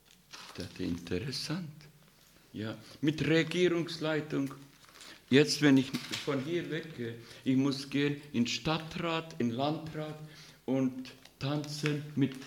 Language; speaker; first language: German; non-native, fluent; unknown